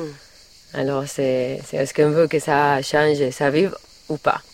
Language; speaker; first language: French; non-native, learner; Catalan